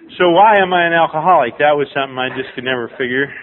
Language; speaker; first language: English; native; English